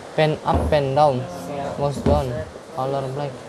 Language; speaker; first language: English; non-native, learner; Indonesian